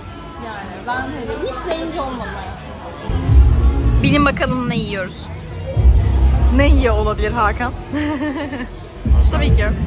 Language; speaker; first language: Turkish; native; Turkish